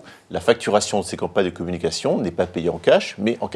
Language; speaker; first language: French; native; French